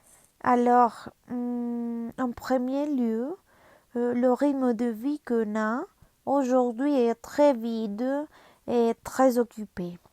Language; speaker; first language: French; non-native, learner; Spanish